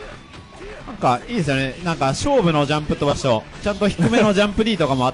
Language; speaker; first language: Japanese; native; Japanese